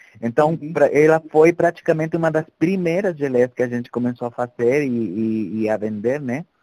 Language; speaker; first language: Portuguese; non-native, fluent; Spanish